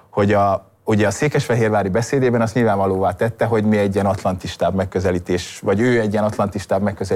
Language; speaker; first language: Hungarian; native; Hungarian